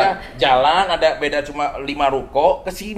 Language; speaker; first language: Indonesian; native; Indonesian